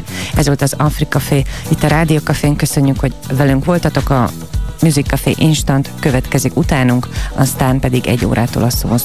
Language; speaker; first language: Hungarian; native; Hungarian